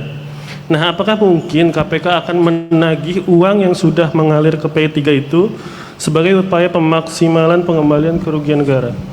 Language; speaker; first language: Indonesian; native; Indonesian